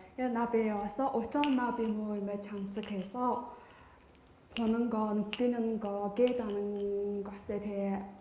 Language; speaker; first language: Korean; non-native, fluent; Mongolian